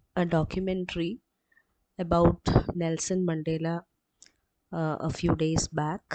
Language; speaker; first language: English; non-native, local second language; Malayalam